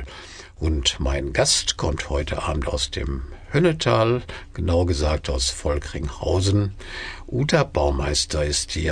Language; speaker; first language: German; native; German